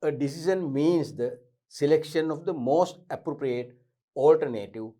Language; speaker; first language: English; non-native, local second language; Sinhala